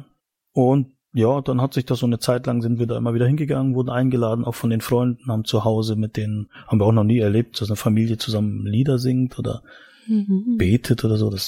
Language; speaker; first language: German; native; German